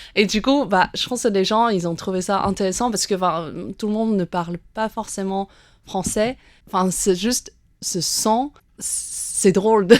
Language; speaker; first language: French; non-native, fluent; Chinese